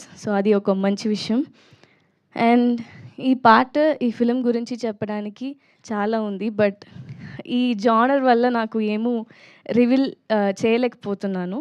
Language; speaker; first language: Telugu; non-native, learner; Tamil